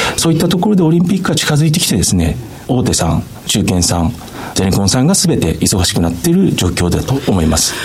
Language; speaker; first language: Japanese; native; Japanese